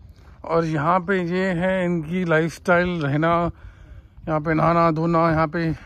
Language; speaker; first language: Hindi; native; Hindi